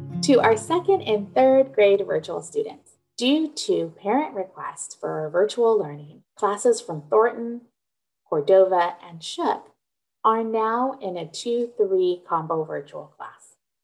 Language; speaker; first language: English; native; English